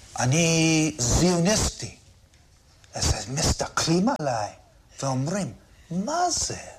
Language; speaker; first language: Hebrew; non-native, fluent; English